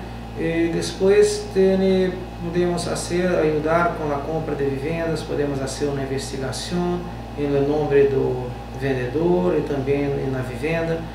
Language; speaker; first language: Portuguese; non-native, learner; Spanish